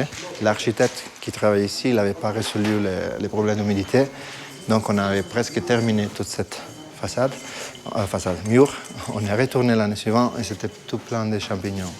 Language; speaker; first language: French; non-native, fluent; Italian